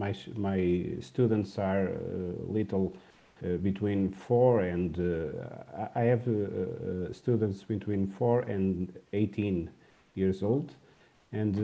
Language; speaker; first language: English; non-native, learner; Portuguese